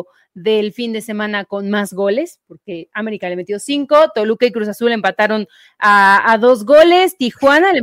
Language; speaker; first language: Spanish; native; Spanish